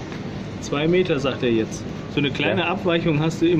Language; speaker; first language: German; native; German